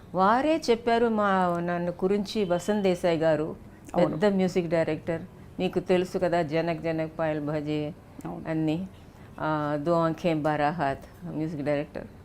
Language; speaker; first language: Telugu; non-native, fluent; Tamil